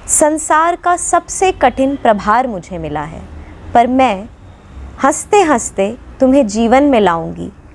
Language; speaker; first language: Hindi; non-native, local second language; Dogri